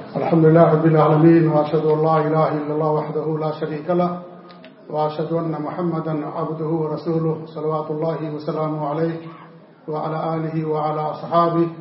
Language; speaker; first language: Urdu; native; Urdu